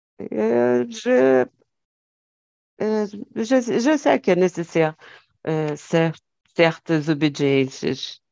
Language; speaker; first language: French; non-native, learner; Portuguese